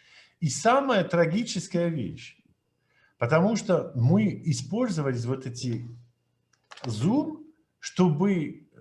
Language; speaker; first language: Russian; non-native, fluent; French